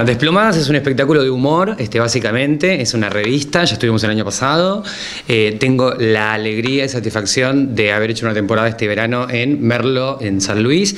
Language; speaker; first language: Spanish; native; Spanish